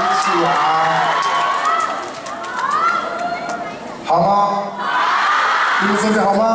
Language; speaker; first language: Chinese; non-native, learner; Korean